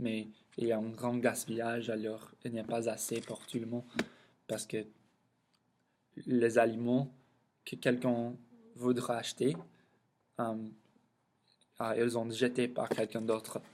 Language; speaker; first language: French; non-native, learner; English